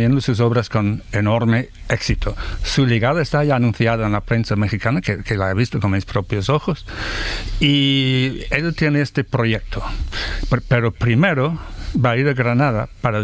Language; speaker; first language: Spanish; non-native, fluent; English